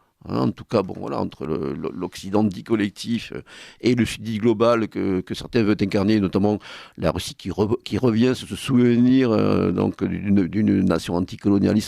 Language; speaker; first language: French; native; French